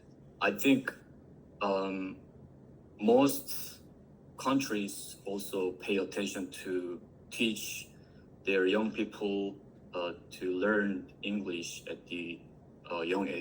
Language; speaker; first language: English; non-native, learner; Korean